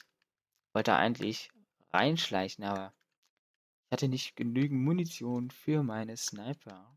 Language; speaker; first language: German; native; German